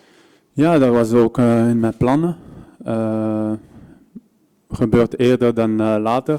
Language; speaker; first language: Dutch; non-native, local second language; French